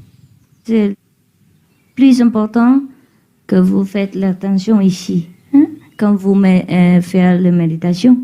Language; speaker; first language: French; non-native, learner; Chinese